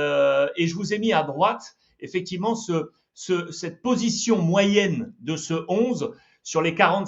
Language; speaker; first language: French; native; French